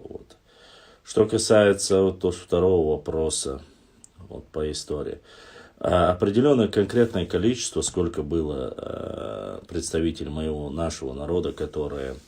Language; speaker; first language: Russian; non-native, local second language; Chechen